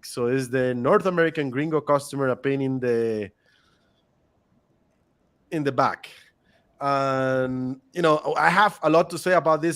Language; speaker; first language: English; non-native, fluent; Spanish